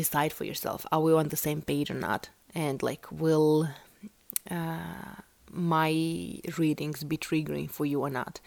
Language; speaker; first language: English; non-native, fluent; Russian